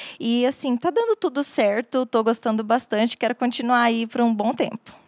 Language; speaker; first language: Portuguese; native; Portuguese